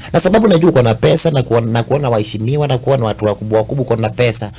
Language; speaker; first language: Swahili; non-native, local second language; Kamba